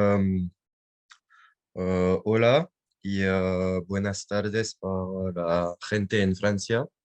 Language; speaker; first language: Spanish; non-native, learner; French